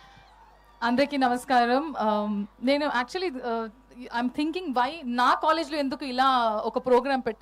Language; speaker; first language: Telugu; non-native, learner; Kannada